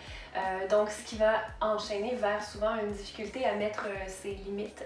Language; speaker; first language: French; native; French